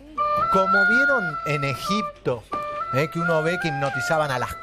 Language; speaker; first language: Spanish; native; Spanish